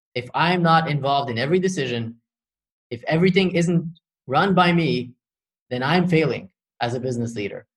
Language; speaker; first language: English; early bilingual, other home language; Arabic